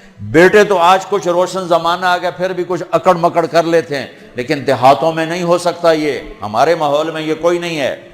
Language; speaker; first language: Urdu; non-native, local second language; Punjabi